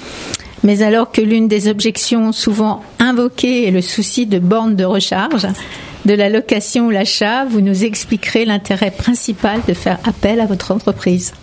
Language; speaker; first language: French; native; French